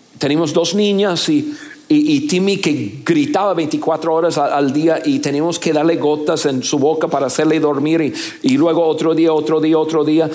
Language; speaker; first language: Spanish; non-native, fluent; English